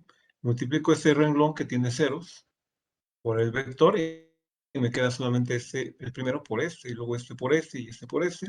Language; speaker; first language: Spanish; native; Spanish